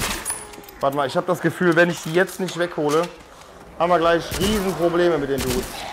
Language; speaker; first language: German; native; German